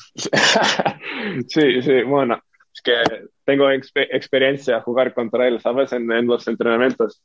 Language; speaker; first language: Spanish; non-native, fluent; Estonian